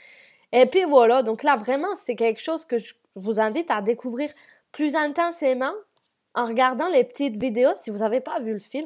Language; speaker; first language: French; native; French